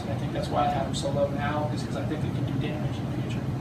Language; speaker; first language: English; native; English